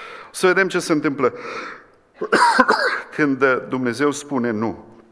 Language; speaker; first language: Romanian; native; Romanian